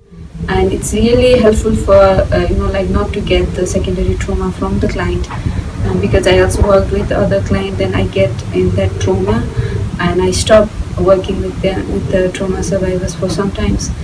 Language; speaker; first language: English; non-native, learner; Nepali